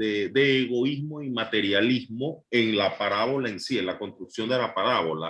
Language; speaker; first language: Spanish; native; Spanish